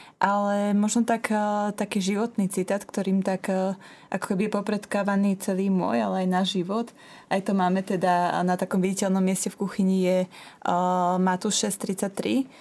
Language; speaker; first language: Slovak; native; Slovak